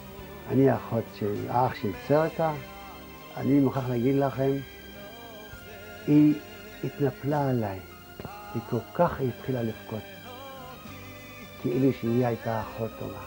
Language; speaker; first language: Hebrew; non-native, fluent; Yiddish